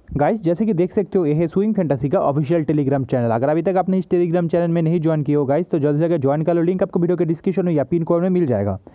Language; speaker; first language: Hindi; native; Hindi